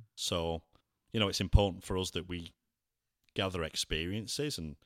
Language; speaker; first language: English; native; English